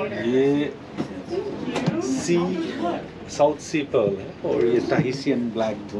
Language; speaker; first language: Hindi; non-native, fluent; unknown